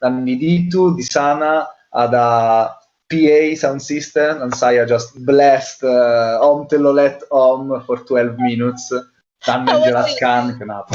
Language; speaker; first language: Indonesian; non-native, learner; Italian